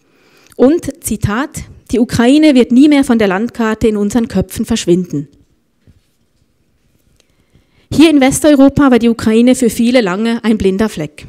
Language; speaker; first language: German; native; German